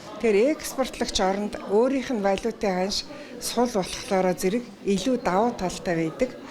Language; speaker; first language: Mongolian; native; Mongolian